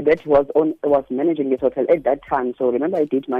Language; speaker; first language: English; non-native, local second language; Zulu